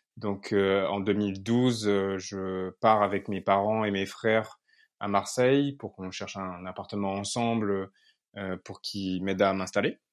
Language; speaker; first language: French; native; French